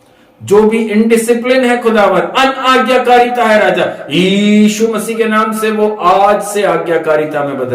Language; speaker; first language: Hindi; native; Hindi